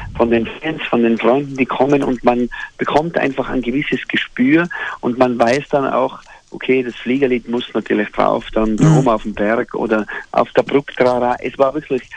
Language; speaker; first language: German; native; German